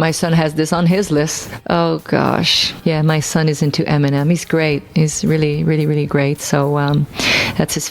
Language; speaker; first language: English; non-native, local second language; French